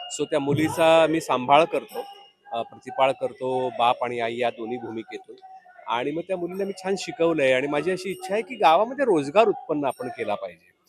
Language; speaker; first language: Marathi; native; Marathi